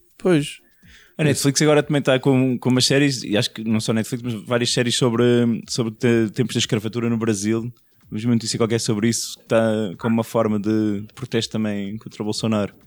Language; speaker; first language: Portuguese; native; Portuguese